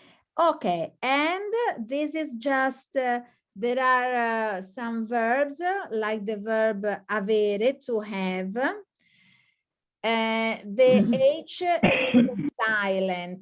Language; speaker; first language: English; non-native, fluent; Italian